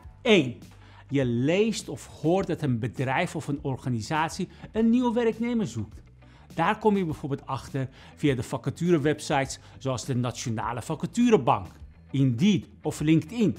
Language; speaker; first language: Dutch; non-native, fluent; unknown